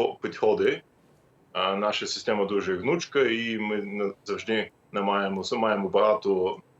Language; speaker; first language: Ukrainian; non-native, fluent; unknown